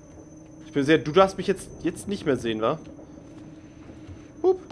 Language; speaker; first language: German; native; German